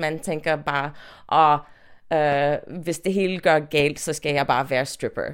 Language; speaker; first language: Danish; non-native, fluent; English